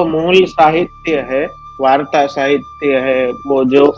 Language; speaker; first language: Hindi; non-native, local second language; Gujarati